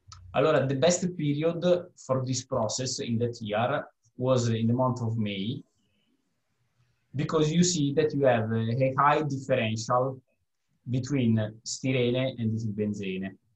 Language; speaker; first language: English; non-native, fluent; Italian